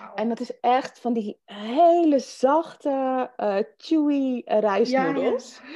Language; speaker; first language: Dutch; native; Dutch